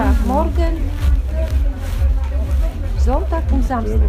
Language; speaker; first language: German; non-native, learner; Polish